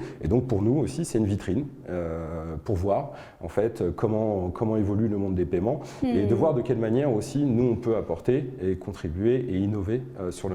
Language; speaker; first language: French; native; French